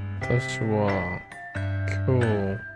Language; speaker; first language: Japanese; non-native, learner; English